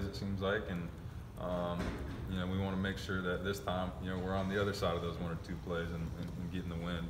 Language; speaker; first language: English; native; English